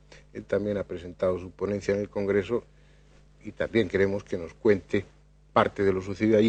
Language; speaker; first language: Spanish; native; Spanish